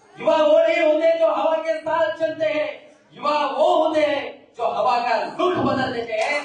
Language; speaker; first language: Hindi; non-native, local second language; Marathi